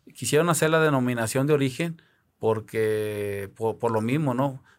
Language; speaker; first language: Spanish; native; Spanish